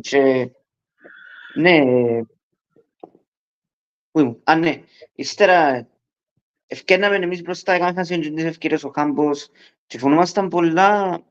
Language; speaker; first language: Greek; early bilingual, heritage; Greek